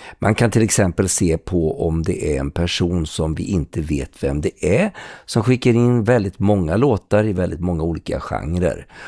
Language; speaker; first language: Swedish; native; Swedish